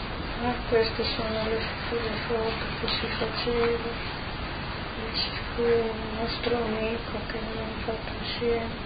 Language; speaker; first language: Italian; non-native, local second language; Slovenian